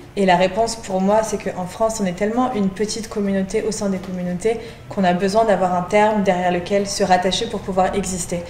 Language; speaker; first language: French; early bilingual, other home language; Spanish